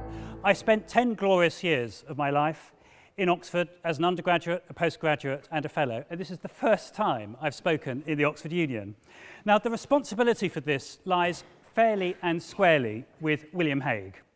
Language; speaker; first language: English; native; English